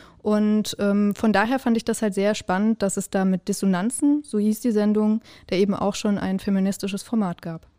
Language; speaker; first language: German; native; German